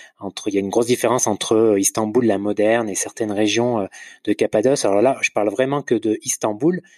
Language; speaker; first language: French; native; French